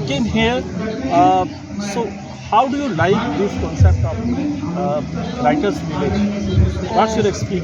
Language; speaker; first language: English; non-native, local second language; Hindi